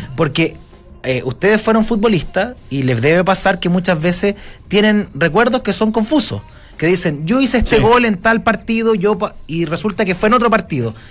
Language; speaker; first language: Spanish; native; Spanish